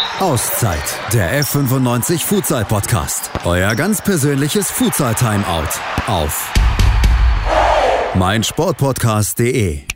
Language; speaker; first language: German; native; German